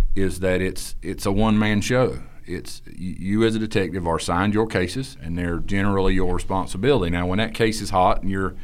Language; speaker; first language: English; native; English